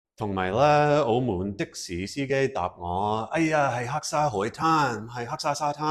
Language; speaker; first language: Cantonese; non-native, fluent; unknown